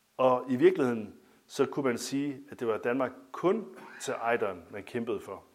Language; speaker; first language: Danish; native; Danish